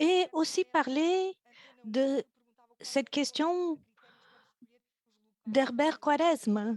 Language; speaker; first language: French; non-native, fluent; Portuguese